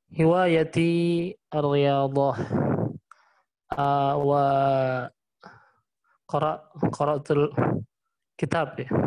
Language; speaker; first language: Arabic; non-native, learner; Indonesian